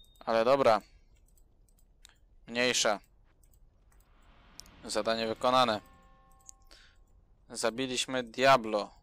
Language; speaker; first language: Polish; native; Polish